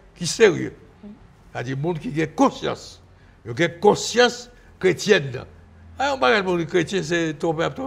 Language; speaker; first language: French; native; French